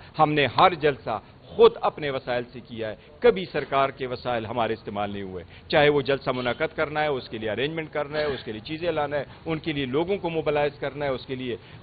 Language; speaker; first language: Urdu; non-native, local second language; Pashto